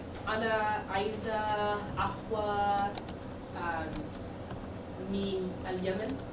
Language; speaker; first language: Arabic; non-native, learner; English